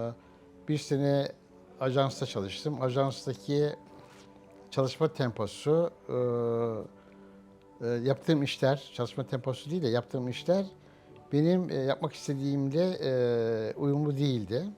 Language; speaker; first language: Turkish; native; Turkish